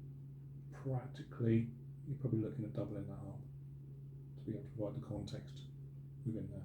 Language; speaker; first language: English; native; English